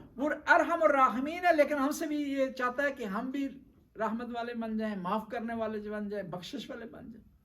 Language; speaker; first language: Urdu; non-native, local second language; Punjabi